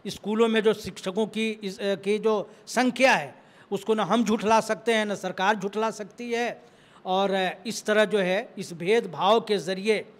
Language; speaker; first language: Hindi; native; Hindi